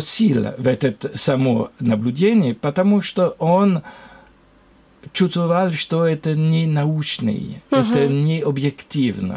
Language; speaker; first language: Russian; non-native, learner; French